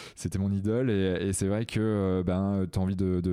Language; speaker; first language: French; native; French